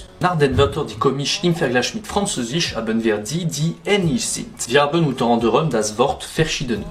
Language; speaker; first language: German; non-native, learner; French